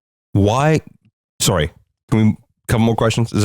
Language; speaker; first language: English; native; English